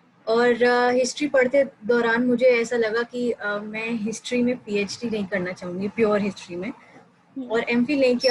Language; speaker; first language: Hindi; native; Hindi